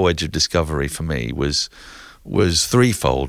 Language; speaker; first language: English; native; English